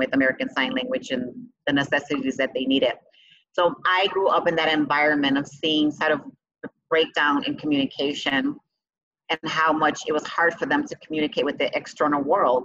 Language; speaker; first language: English; early bilingual, other home language; Spanish